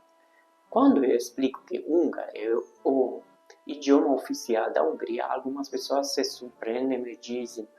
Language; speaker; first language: Portuguese; non-native, fluent; Hungarian